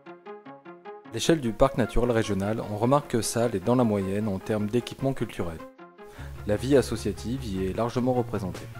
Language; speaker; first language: French; native; French